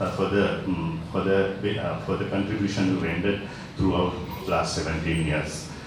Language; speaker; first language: English; non-native, local second language; Sinhala